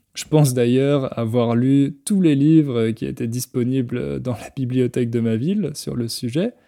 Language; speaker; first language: French; native; French